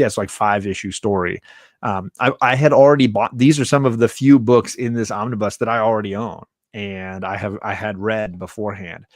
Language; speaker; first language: English; native; English